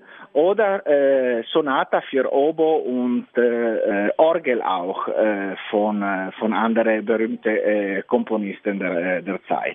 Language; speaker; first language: German; non-native, fluent; Italian